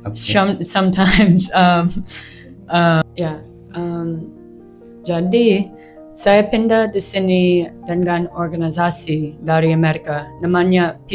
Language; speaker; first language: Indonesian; non-native, learner; English